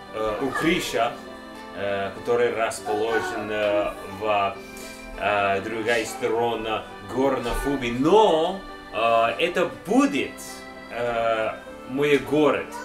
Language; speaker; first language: Russian; non-native, learner; English